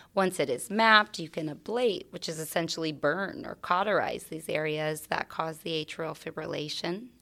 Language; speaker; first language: English; native; English